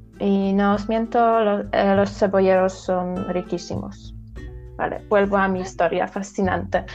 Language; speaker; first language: Spanish; non-native, learner; Polish